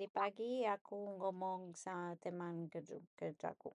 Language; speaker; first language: Indonesian; non-native, learner; English